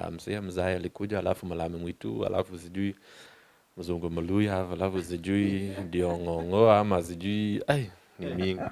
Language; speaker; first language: Swahili; non-native, fluent; English